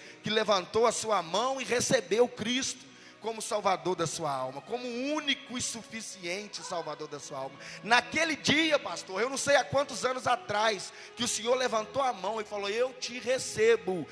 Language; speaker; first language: Portuguese; native; Portuguese